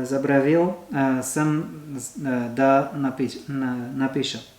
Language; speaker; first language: Bulgarian; non-native, learner; French